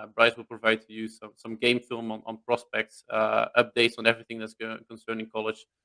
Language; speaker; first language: English; non-native, fluent; Dutch